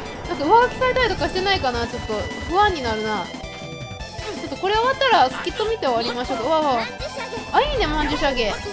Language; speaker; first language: Japanese; native; Japanese